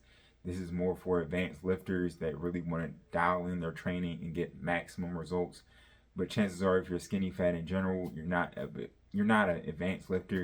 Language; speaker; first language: English; native; English